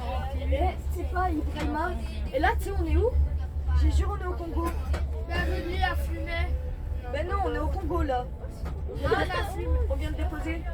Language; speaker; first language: French; native; French